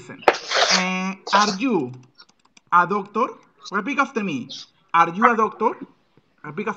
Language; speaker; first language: English; non-native, fluent; Spanish